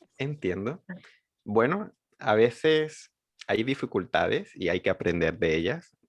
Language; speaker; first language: Spanish; native; Spanish